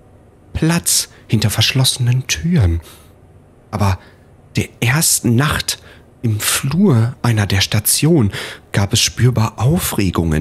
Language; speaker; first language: German; native; German